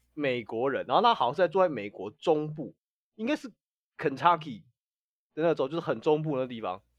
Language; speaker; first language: Chinese; native; Chinese